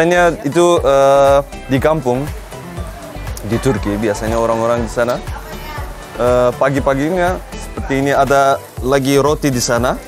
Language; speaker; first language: Indonesian; non-native, fluent; Turkish